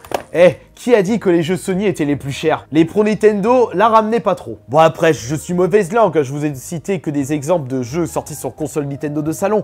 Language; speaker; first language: French; native; French